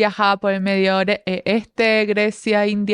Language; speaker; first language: Spanish; native; Spanish